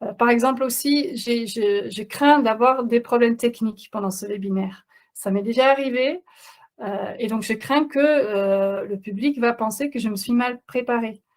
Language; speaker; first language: French; non-native, fluent; Dutch